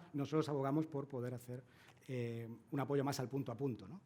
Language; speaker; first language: Spanish; native; Spanish